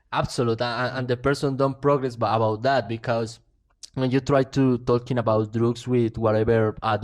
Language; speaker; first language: English; non-native, learner; Spanish